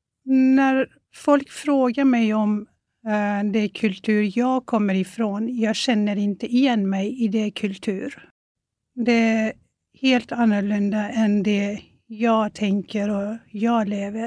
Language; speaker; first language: Swedish; non-native, fluent; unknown